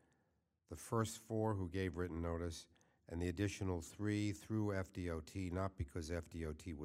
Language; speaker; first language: English; native; English